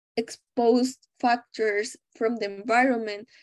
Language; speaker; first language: English; non-native, fluent; Spanish